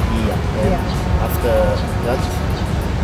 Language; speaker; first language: English; non-native, learner; Japanese